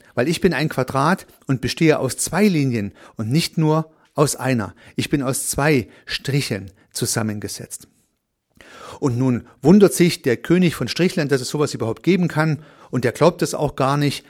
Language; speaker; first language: German; native; German